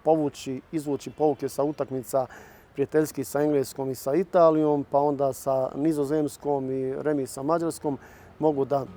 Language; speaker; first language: Bosnian; native; Bosnian